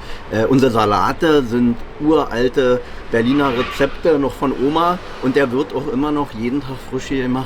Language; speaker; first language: German; native; German